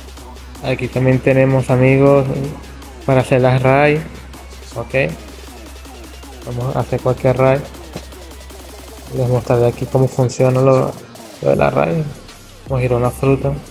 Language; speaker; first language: Spanish; non-native, fluent; Portuguese